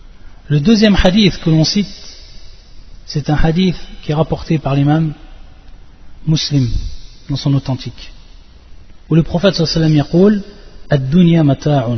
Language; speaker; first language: French; native; French